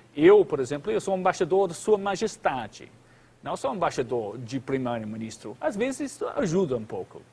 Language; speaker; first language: Portuguese; non-native, fluent; English